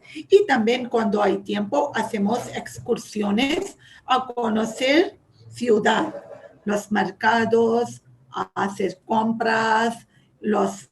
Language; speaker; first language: Spanish; non-native, fluent; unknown